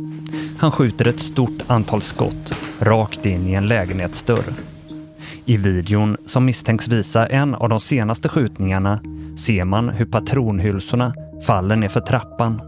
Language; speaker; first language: Swedish; native; Swedish